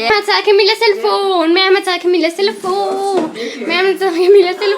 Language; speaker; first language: Danish; native; Danish